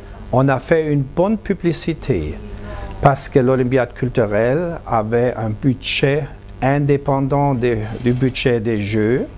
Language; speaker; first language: French; non-native, fluent; German